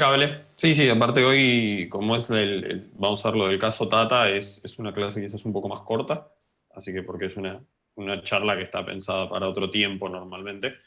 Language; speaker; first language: Spanish; native; Spanish